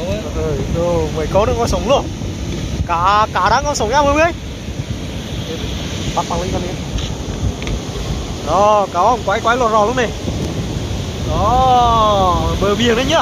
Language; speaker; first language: Vietnamese; native; Vietnamese